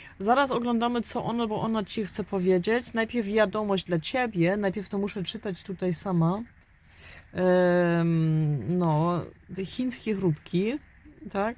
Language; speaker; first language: Polish; early bilingual, heritage; German